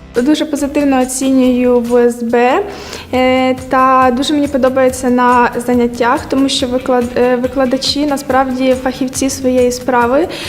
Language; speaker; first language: Ukrainian; native; Ukrainian